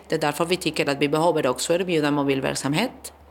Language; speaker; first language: Swedish; non-native, fluent; Spanish